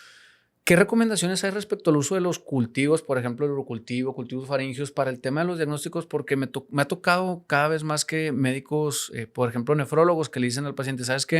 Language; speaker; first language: Spanish; native; Spanish